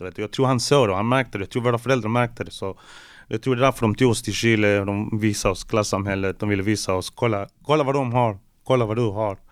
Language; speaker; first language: Swedish; early bilingual, other home language; Spanish